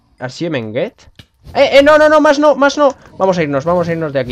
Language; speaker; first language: Spanish; native; Spanish